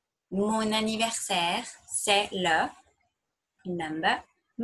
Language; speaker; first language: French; non-native, fluent; English